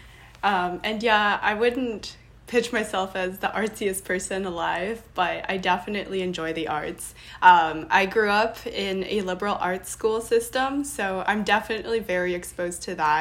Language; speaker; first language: English; native; English